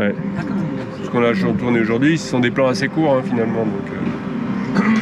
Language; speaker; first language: French; native; French